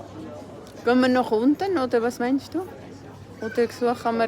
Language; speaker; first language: German; non-native, learner; Cebuano